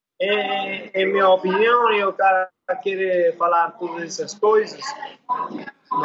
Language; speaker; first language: Portuguese; non-native, learner; English